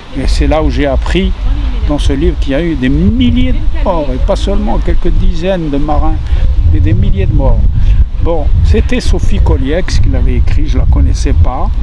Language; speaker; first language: French; non-native, local second language; Arabic